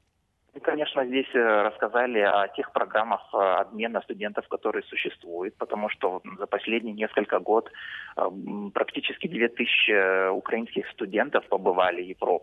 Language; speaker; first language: Russian; non-native, fluent; Lithuanian